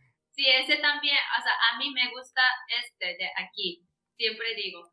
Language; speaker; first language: Spanish; non-native, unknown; Japanese